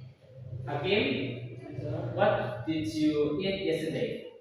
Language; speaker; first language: English; non-native, learner; Indonesian